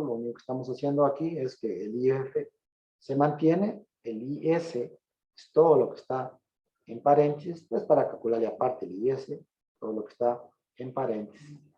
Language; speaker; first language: Spanish; native; Spanish